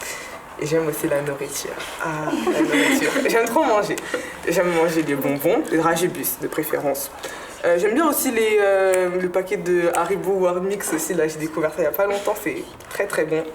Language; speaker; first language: French; native; French